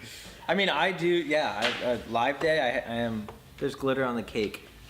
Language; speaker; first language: English; native; English